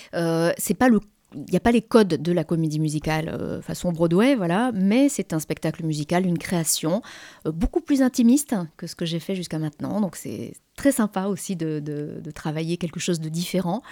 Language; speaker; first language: French; native; French